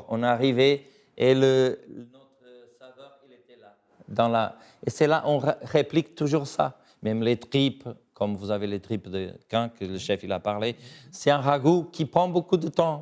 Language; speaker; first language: French; non-native, fluent; Portuguese